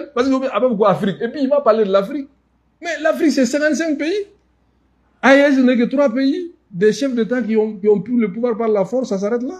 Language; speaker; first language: French; non-native, local second language; Bambara